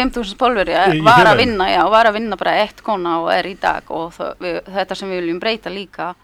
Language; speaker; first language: Icelandic; early bilingual, heritage; Polish